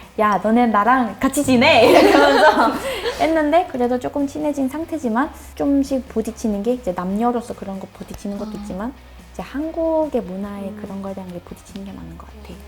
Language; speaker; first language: Korean; early bilingual, heritage; Korean